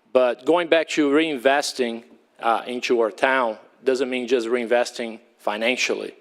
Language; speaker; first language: English; non-native, fluent; Portuguese